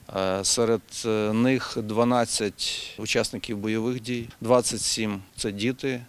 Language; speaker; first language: Ukrainian; native; Ukrainian